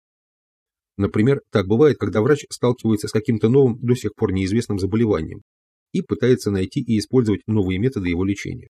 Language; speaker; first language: Russian; native; Russian